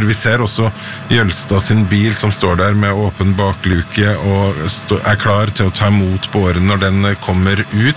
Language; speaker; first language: Norwegian; native; Norwegian